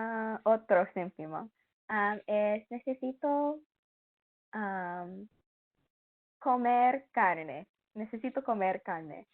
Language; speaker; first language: Spanish; non-native, learner; English